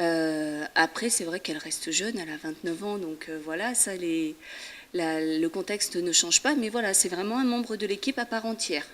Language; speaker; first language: French; native; French